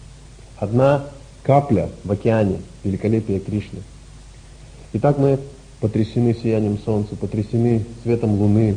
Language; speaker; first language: Russian; native; Russian